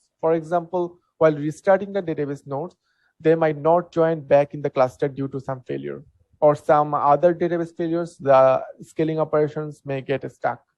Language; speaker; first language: English; non-native, local second language; Bangla